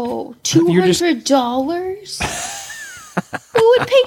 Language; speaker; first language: English; native; English